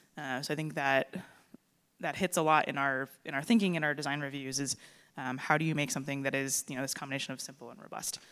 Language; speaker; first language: English; native; English